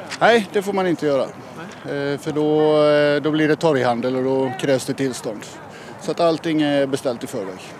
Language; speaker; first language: Swedish; native; Swedish